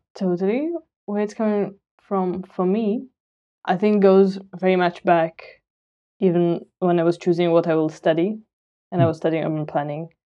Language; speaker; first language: English; non-native, fluent; Russian